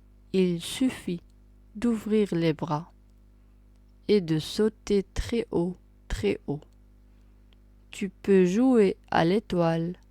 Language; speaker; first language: French; non-native, local second language; Arabic